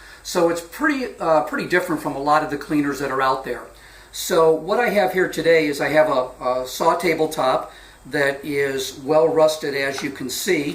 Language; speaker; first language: English; native; English